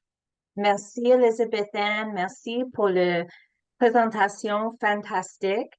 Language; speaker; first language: French; non-native, learner; English